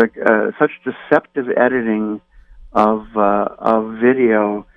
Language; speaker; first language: English; native; English